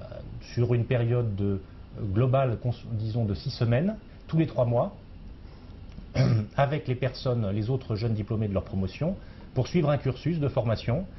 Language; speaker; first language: French; native; French